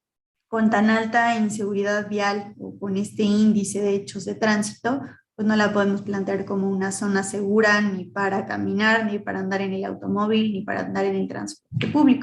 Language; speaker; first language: Spanish; native; Spanish